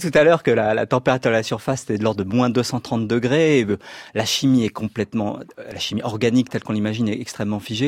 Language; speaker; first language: French; native; French